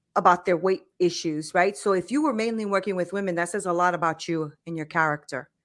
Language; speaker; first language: English; native; English